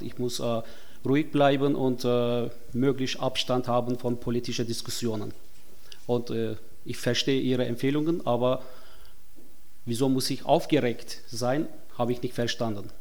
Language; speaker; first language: German; non-native, fluent; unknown